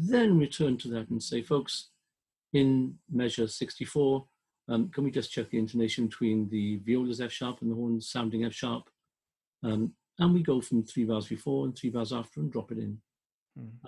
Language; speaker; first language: English; native; English